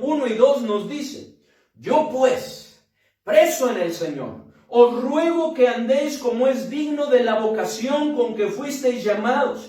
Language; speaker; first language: Spanish; native; Spanish